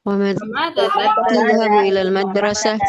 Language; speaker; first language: Arabic; non-native, learner; Indonesian